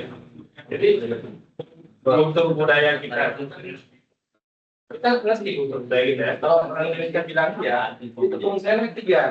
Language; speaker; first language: Indonesian; native; Indonesian